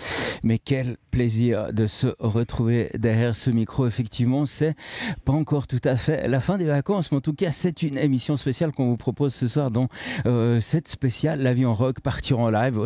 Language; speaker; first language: French; native; French